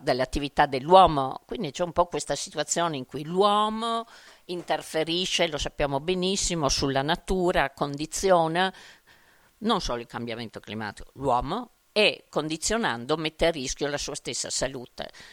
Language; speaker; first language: Italian; native; Italian